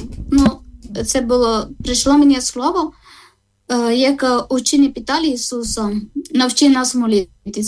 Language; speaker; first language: Ukrainian; non-native, learner; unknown